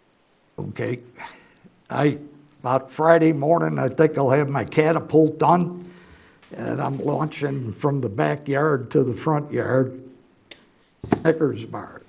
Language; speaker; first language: English; native; English